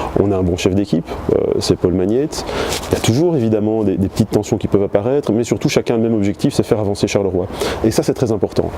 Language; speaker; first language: French; native; French